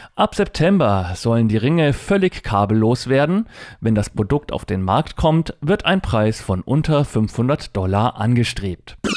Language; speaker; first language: German; native; German